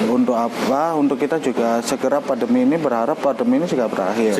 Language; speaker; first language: Indonesian; non-native, local second language; Javanese